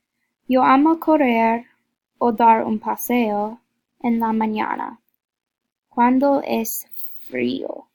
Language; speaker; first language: Spanish; non-native, learner; English